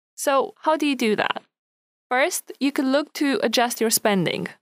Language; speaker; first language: English; non-native, fluent; Romanian